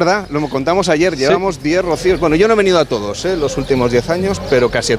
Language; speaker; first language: Spanish; native; Spanish